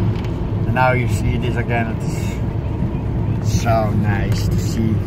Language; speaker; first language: English; non-native, learner; Dutch